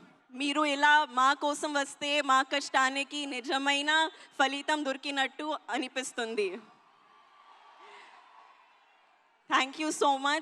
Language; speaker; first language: Telugu; non-native, learner; Hindi